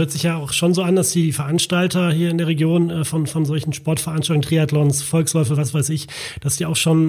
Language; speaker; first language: German; native; German